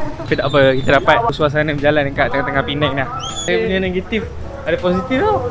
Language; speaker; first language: Malay; native; Malay